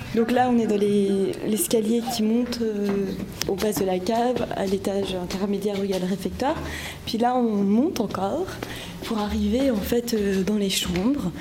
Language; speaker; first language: French; native; French